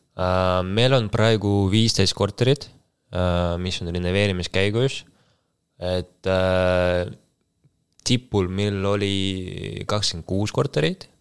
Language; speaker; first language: Estonian; non-native, local second language; Russian